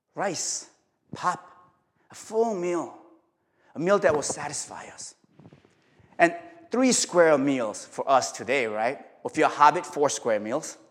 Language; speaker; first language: English; early bilingual, other home language; Korean